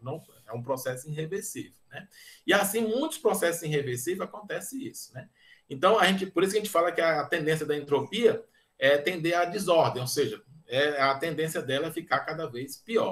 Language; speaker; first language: Portuguese; native; Portuguese